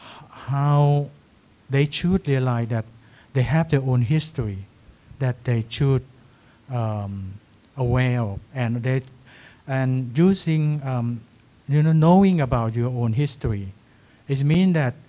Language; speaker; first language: English; non-native, fluent; Thai